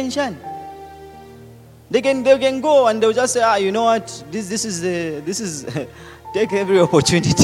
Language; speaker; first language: English; non-native, local second language; Nyanja